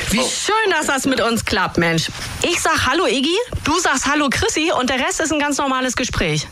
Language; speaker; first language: German; native; German